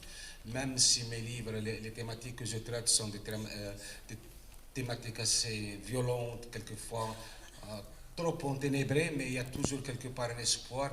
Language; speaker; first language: French; non-native, local second language; Arabic